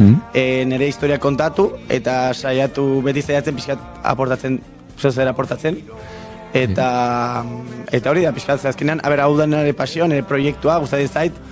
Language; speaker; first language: Basque; non-native, local second language; Spanish